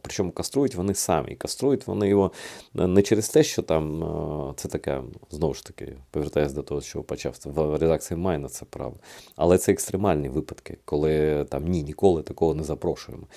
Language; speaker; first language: Ukrainian; non-native, fluent; Russian